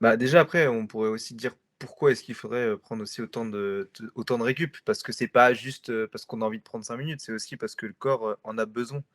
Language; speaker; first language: French; native; French